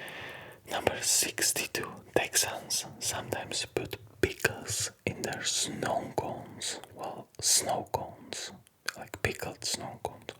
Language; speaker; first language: English; non-native, fluent; Polish